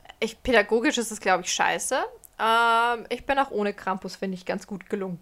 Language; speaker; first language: German; early bilingual, other home language; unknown